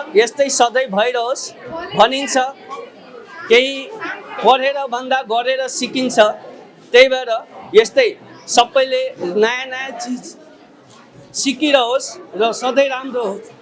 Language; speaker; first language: Nepali; non-native, local second language; Maithili